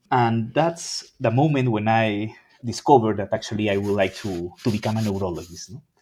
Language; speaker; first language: English; non-native, fluent; Spanish